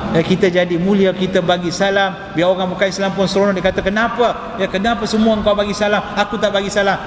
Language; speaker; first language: Malay; non-native, local second language; Tamil